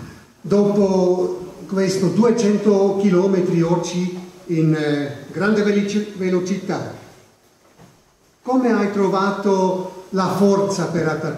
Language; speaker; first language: Italian; non-native, fluent; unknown